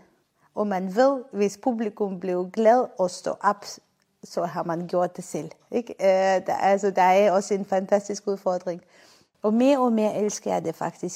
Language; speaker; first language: Danish; non-native, fluent; Armenian